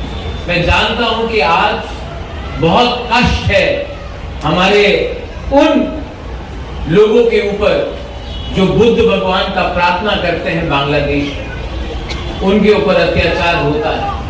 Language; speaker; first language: Hindi; non-native, local second language; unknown